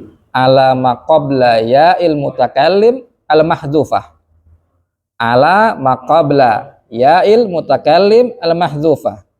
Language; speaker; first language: Arabic; non-native, fluent; Indonesian